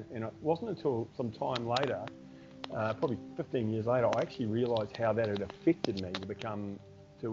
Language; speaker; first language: English; native; English